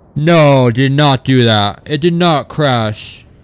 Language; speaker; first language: English; native; English